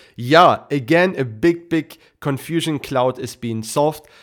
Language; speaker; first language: English; non-native, fluent; German